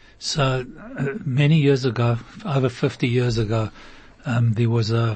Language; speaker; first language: English; native; English